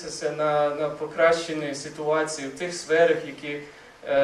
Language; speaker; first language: Ukrainian; non-native, fluent; English